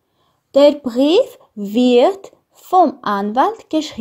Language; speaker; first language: German; non-native, fluent; Armenian